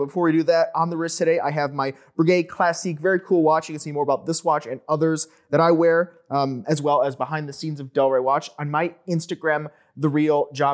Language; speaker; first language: English; native; English